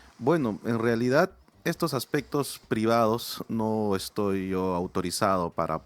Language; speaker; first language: Spanish; native; Spanish